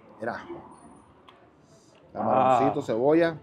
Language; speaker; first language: Spanish; native; Spanish